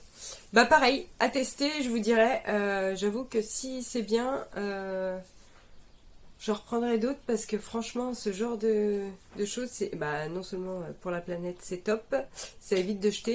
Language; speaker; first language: French; native; French